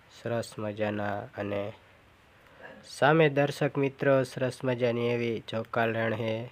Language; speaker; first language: Gujarati; non-native, local second language; Bhili